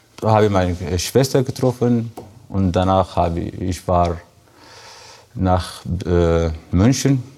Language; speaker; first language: German; non-native, learner; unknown